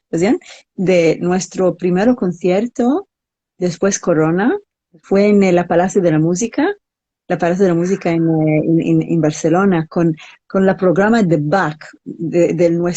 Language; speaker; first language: Spanish; non-native, learner; English